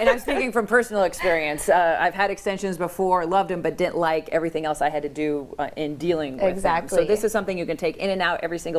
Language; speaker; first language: English; native; English